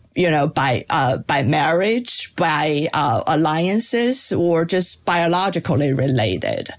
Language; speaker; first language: English; non-native, fluent; Chinese